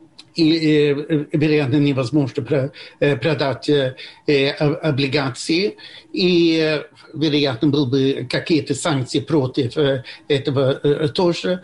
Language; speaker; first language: Russian; non-native, fluent; Swedish